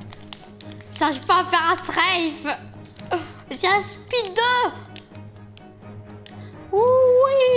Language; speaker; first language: French; native; French